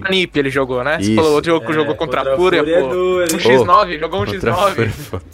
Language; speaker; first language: Portuguese; native; Portuguese